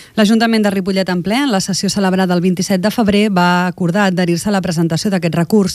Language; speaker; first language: Catalan; native; Catalan